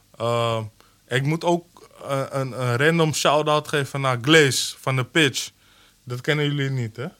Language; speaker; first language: Dutch; early bilingual, other home language; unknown